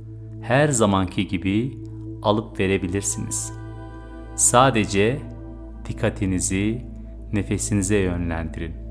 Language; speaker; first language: Turkish; native; Turkish